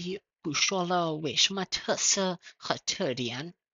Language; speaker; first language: Chinese; non-native, learner; English